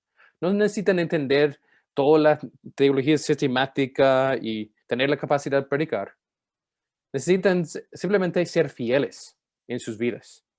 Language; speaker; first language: Spanish; non-native, fluent; English